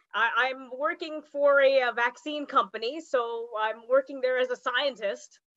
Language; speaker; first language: English; native; English